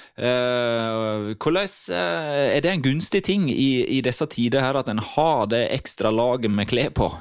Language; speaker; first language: Norwegian; native; Norwegian